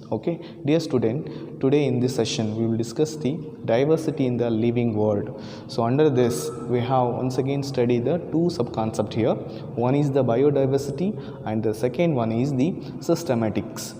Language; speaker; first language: English; non-native, local second language; Kannada